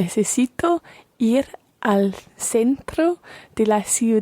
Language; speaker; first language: Spanish; non-native, learner; English